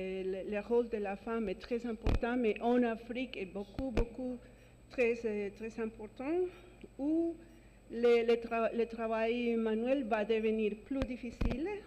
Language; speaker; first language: French; non-native, fluent; Spanish